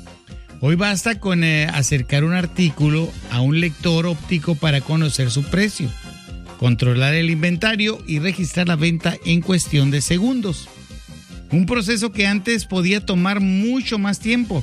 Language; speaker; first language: Spanish; native; Spanish